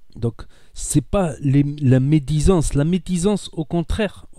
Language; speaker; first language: French; native; French